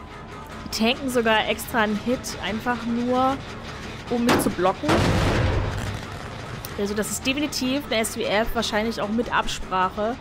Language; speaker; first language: German; native; German